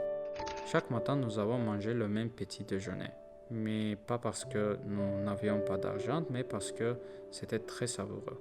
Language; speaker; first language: French; non-native, learner; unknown